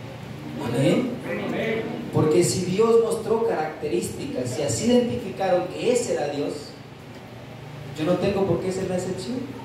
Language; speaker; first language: Spanish; native; Spanish